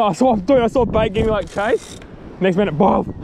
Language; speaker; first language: English; native; English